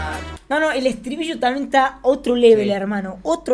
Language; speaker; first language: Spanish; native; Spanish